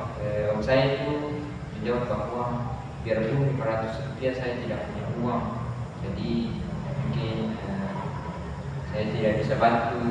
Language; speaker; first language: Indonesian; non-native, local second language; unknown